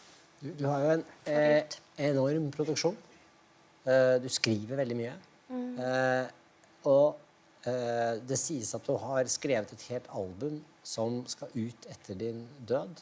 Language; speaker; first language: Norwegian; native; Norwegian